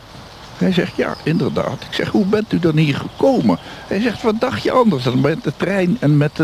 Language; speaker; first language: Dutch; native; Dutch